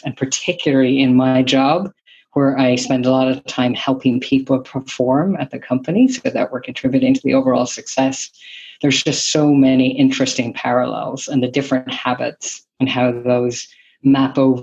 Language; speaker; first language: English; native; English